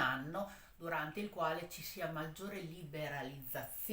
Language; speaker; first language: Italian; native; Italian